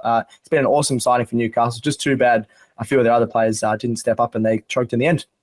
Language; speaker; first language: English; native; English